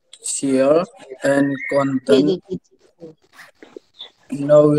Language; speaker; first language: English; non-native, learner; Indonesian